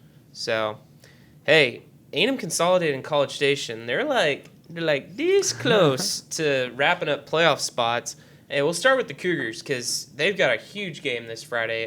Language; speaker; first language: English; native; English